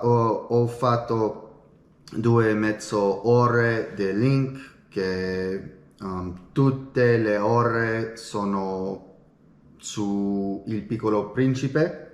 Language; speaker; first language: Italian; non-native, learner; English